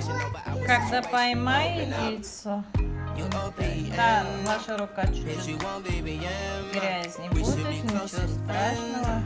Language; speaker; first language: Russian; non-native, learner; Tajik